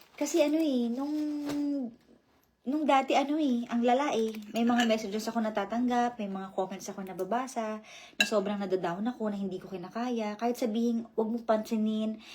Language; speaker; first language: Filipino; native; Filipino